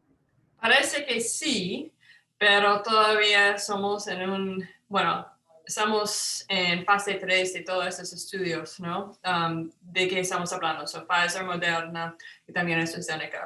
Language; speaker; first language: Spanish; non-native, fluent; English